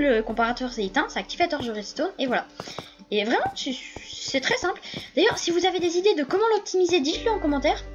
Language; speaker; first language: French; native; French